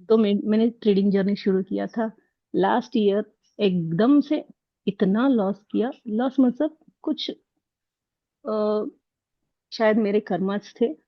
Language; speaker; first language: Hindi; non-native, local second language; Kannada